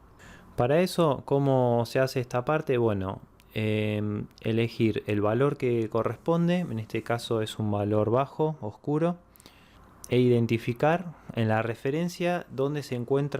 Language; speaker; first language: Spanish; native; Spanish